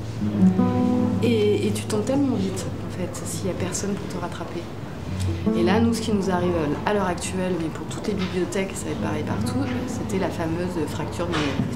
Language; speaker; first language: French; native; French